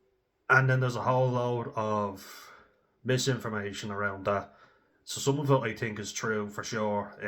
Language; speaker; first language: English; native; English